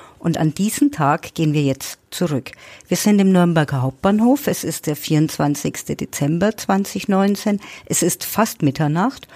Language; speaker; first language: German; native; German